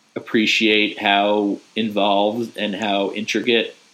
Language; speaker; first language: English; native; English